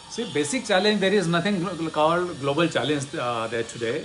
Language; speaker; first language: English; non-native, local second language; Marathi